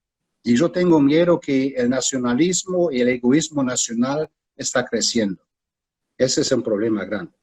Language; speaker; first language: Spanish; non-native, fluent; German